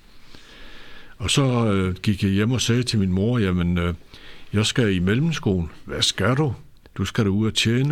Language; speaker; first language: Danish; native; Danish